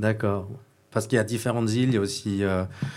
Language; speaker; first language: French; native; French